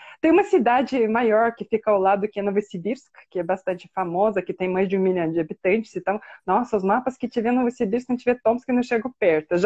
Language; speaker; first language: Portuguese; non-native, fluent; Russian